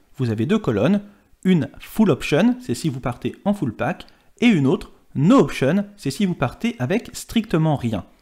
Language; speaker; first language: French; native; French